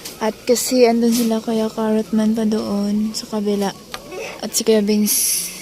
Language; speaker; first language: Filipino; native; Filipino